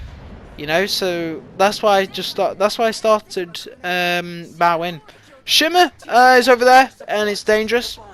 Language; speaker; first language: English; native; English